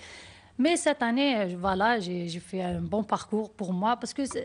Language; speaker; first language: French; non-native, learner; Arabic